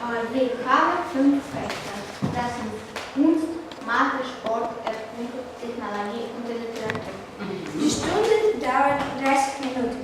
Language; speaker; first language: German; non-native, learner; Russian